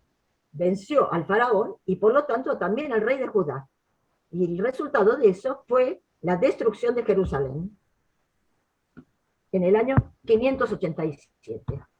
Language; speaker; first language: Spanish; native; Spanish